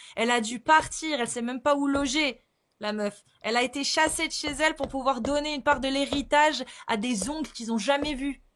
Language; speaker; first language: French; native; French